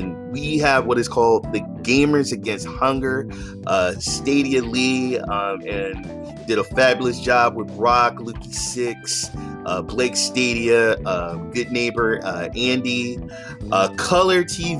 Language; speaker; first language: English; native; English